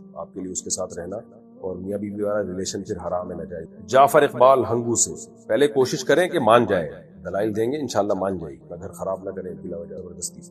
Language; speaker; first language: Urdu; native; Urdu